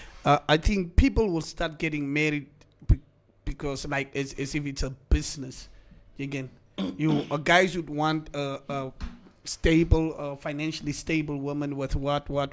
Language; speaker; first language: English; non-native, local second language; Afrikaans